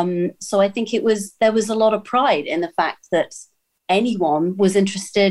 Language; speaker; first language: English; native; English